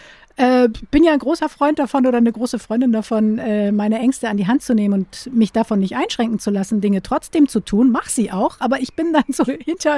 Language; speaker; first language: German; native; German